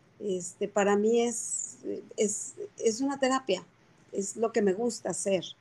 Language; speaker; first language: Spanish; native; Spanish